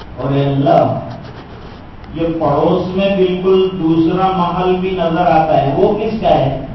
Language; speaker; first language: Urdu; non-native, local second language; Gujarati